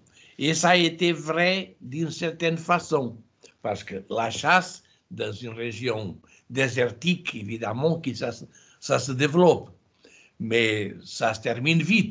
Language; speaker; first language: French; non-native, fluent; Portuguese